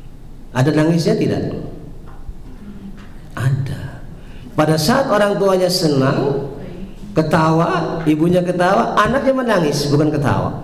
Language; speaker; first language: Indonesian; native; Indonesian